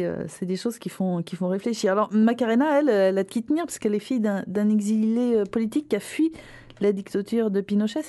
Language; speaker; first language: French; native; French